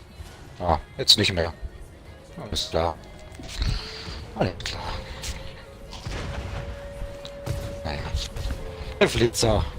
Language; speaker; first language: German; native; German